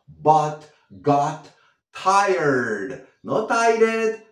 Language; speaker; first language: English; non-native, fluent; Spanish